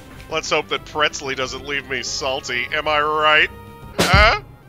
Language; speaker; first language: English; native; English